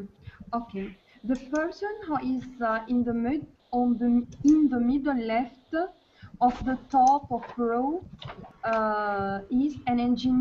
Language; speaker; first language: English; non-native, learner; Arabic